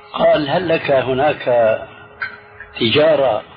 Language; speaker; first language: Arabic; early bilingual, other home language; Albanian